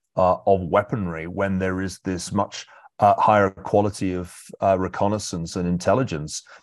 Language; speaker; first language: English; native; English